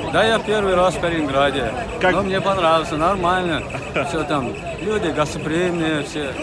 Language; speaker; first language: Russian; non-native, fluent; Uzbek